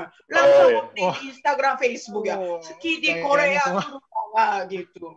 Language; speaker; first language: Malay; non-native, fluent; Korean